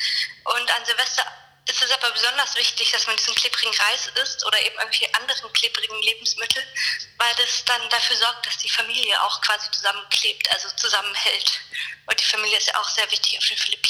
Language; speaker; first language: German; native; German